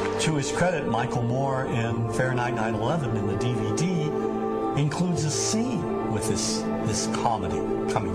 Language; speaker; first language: English; native; English